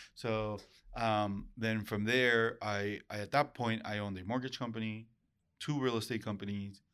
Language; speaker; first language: English; early bilingual, other home language; Spanish